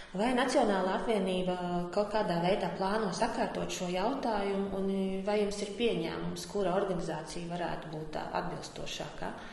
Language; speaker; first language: Latvian; native; Latvian